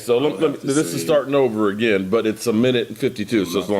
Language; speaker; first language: English; native; English